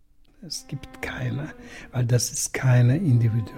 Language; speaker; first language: German; early bilingual, other home language; Russian